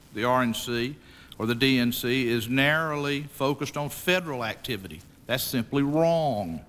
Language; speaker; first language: English; native; English